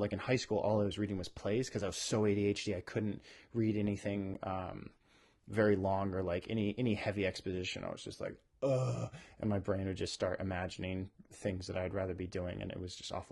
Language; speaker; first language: English; native; English